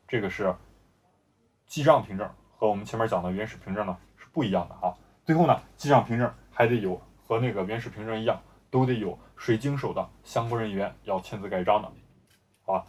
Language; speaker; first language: Chinese; native; Chinese